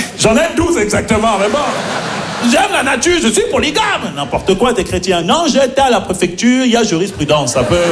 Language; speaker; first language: French; early bilingual, other home language; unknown